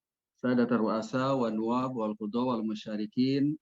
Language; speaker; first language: Arabic; non-native, fluent; Indonesian